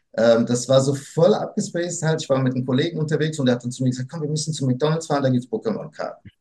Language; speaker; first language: German; early bilingual, other home language; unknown